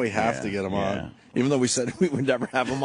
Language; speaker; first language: English; native; English